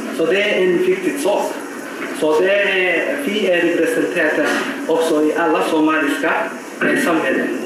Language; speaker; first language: Swedish; non-native, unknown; Somali